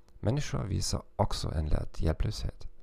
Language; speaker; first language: Swedish; non-native, fluent; German